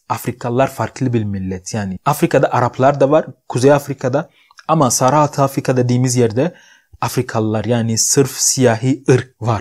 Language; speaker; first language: Turkish; non-native, fluent; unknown